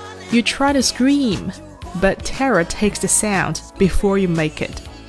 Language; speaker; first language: English; non-native, fluent; Chinese